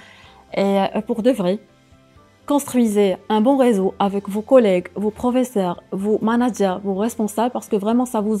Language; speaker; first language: French; non-native, local second language; Arabic